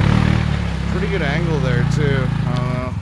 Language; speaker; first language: English; native; English